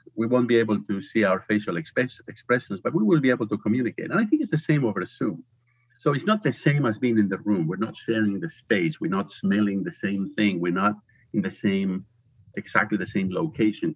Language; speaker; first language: English; non-native, fluent; Spanish